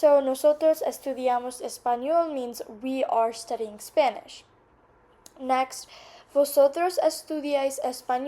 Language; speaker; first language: Spanish; non-native, fluent; English